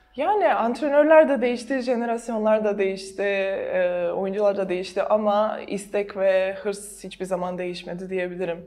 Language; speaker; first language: Turkish; non-native, fluent; Serbian